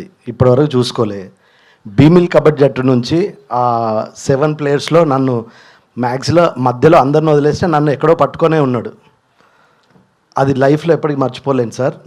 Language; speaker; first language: Telugu; native; Telugu